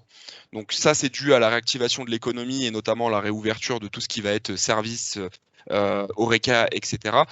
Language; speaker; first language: French; native; French